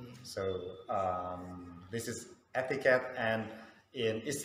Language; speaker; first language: English; non-native, fluent; Sundanese